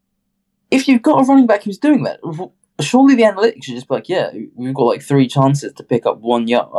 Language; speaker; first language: English; native; English